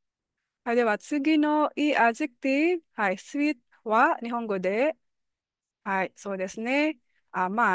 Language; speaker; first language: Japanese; non-native, fluent; Filipino